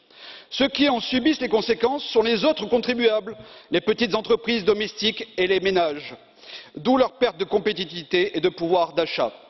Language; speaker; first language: French; native; French